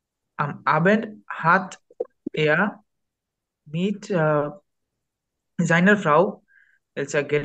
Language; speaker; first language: German; non-native, learner; Bangla